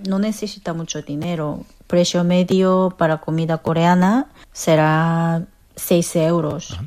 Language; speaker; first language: Spanish; non-native, learner; Korean